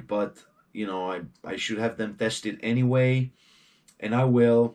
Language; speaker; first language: English; non-native, fluent; Czech